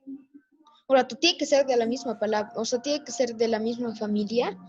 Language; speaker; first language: Spanish; native; Spanish